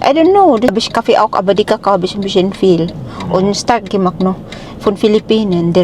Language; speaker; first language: German; non-native, learner; Filipino